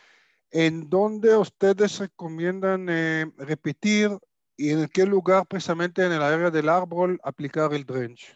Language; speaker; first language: Spanish; non-native, fluent; Hebrew